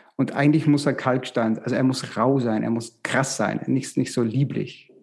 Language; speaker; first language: German; native; German